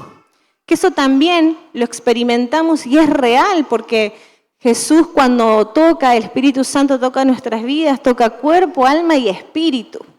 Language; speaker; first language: Spanish; native; Spanish